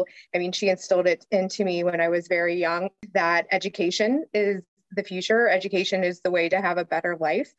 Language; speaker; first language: English; native; English